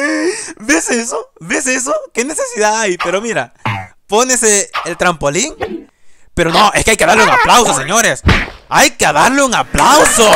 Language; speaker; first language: Spanish; native; Spanish